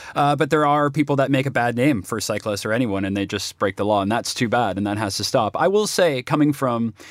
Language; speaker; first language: English; native; English